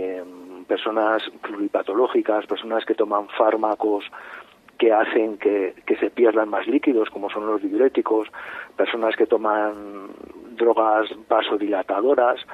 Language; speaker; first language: Spanish; native; Spanish